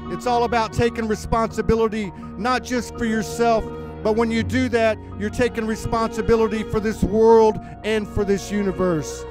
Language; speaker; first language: English; native; English